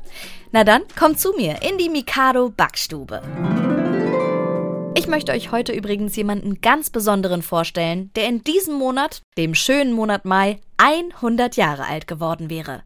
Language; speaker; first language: German; native; German